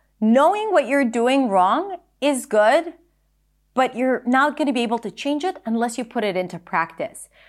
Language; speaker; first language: English; non-native, fluent; Hebrew